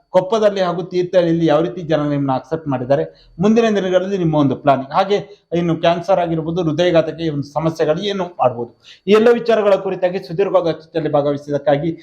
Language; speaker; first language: Kannada; native; Kannada